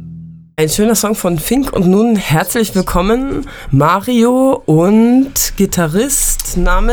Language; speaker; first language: German; native; German